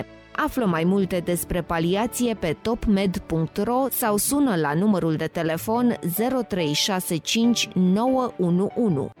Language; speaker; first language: Romanian; native; Romanian